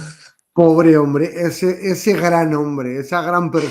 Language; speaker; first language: Spanish; native; Spanish